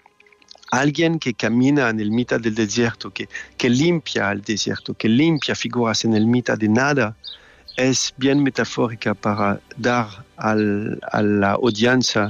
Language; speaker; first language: Spanish; non-native, learner; French